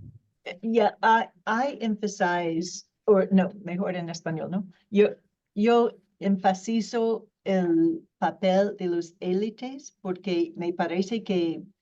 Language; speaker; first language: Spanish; non-native, fluent; English